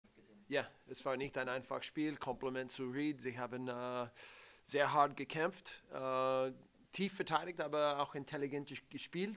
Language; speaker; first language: German; non-native, learner; English